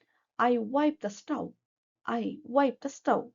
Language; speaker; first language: English; non-native, local second language; Kannada